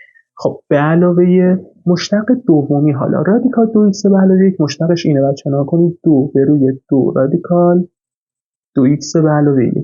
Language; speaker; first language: Persian; native; Persian